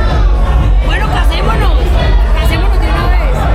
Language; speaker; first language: Spanish; native; Spanish